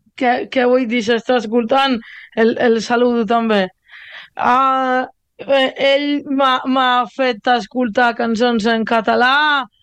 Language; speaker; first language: Catalan; non-native, learner; Italian